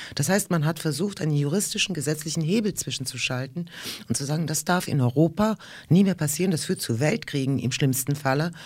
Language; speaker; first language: German; early bilingual, other home language; Russian